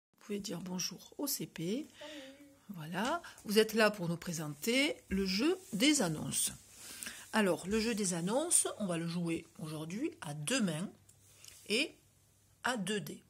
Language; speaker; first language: French; native; French